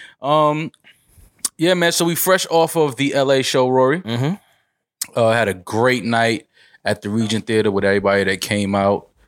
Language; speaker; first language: English; native; English